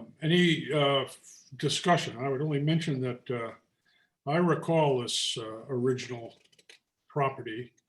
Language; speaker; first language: English; native; English